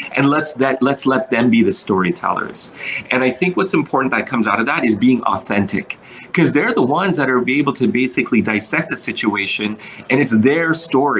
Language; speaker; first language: English; early bilingual, other home language; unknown